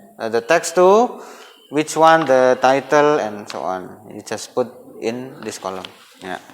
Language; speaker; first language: English; non-native, fluent; Indonesian